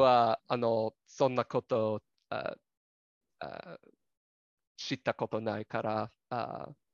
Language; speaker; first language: Japanese; non-native, learner; English